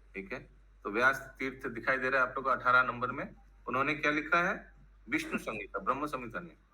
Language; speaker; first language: Hindi; non-native, local second language; Bangla